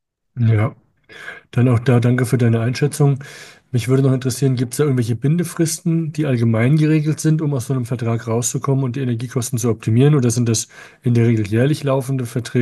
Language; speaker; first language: German; native; German